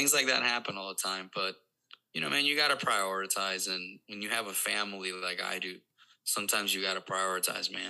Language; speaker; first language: English; non-native, fluent; Spanish